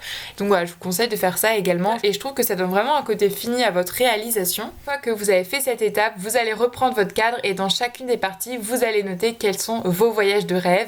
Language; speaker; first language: French; native; French